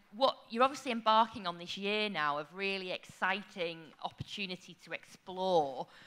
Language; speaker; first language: English; native; English